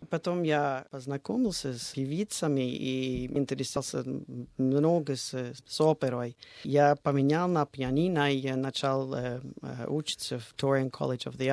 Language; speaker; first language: Russian; non-native, fluent; English